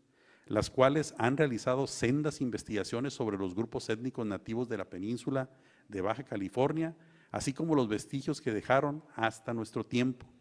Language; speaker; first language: Spanish; native; Spanish